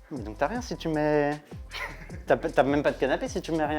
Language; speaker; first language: French; native; French